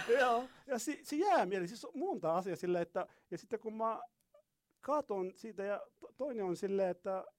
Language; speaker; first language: Finnish; non-native, learner; Arabic